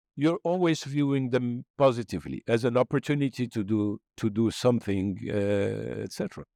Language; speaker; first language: English; non-native, fluent; Arabic